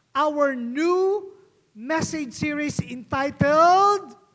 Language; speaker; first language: English; non-native, local second language; Filipino